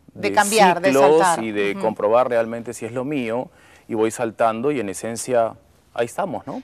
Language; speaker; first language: Spanish; native; Spanish